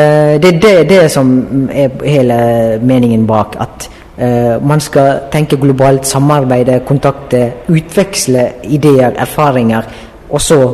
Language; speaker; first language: Norwegian; non-native, fluent; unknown